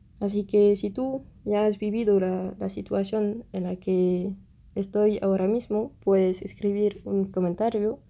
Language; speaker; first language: Spanish; non-native, fluent; French